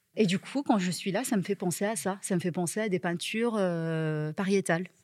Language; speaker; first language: French; non-native, local second language; Arabic